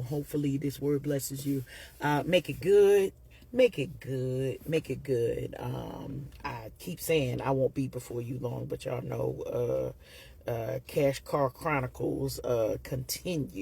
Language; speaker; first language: English; native; English